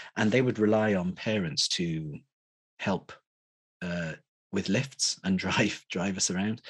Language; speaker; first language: English; native; English